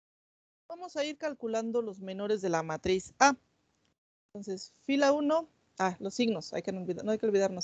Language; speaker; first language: Spanish; native; Spanish